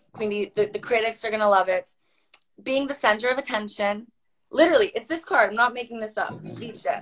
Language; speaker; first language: English; non-native, fluent; Croatian